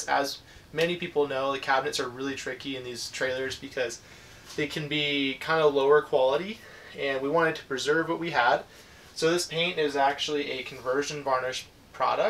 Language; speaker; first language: English; native; English